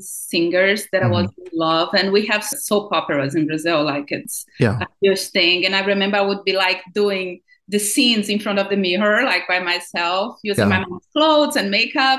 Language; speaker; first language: English; non-native, fluent; Portuguese